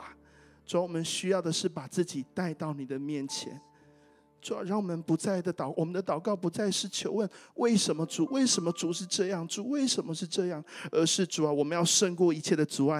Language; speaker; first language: Chinese; native; Chinese